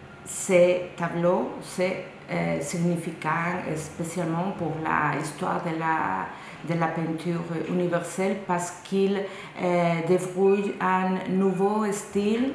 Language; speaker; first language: French; non-native, fluent; Spanish